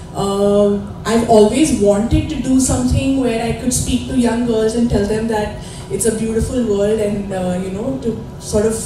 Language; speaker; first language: English; non-native, local second language; Marathi